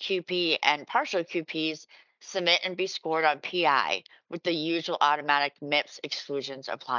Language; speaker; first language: English; native; English